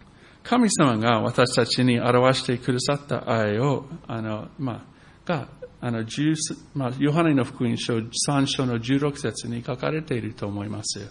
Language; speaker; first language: Japanese; non-native, fluent; English